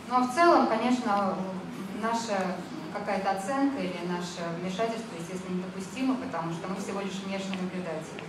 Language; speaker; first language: Russian; native; Russian